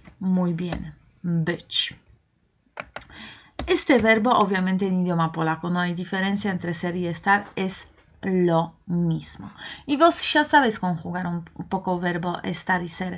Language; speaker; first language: Spanish; non-native, fluent; Polish